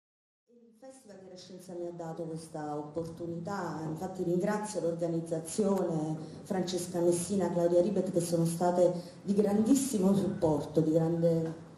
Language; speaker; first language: Italian; native; Italian